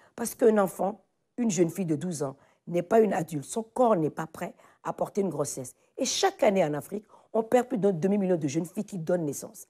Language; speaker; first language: French; non-native, local second language; Fon